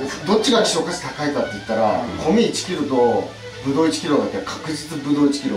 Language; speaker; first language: Japanese; native; Japanese